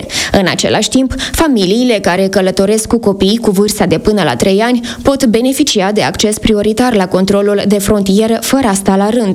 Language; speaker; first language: Romanian; native; Romanian